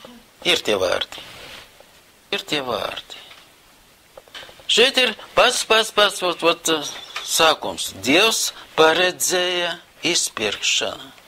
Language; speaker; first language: Latvian; non-native, local second language; Russian